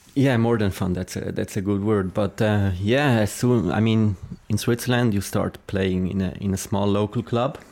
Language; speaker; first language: English; non-native, fluent; Swiss German